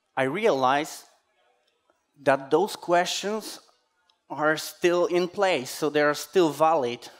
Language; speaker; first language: English; non-native, fluent; Polish